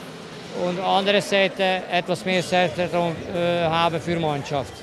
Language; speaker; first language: German; non-native, learner; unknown